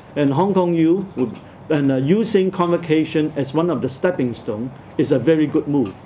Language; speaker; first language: English; non-native, local second language; Cantonese